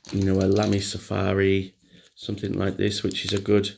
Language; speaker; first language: English; native; English